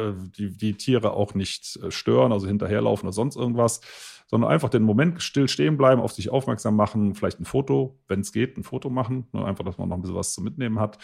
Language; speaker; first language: German; native; German